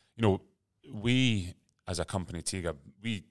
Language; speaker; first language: English; native; English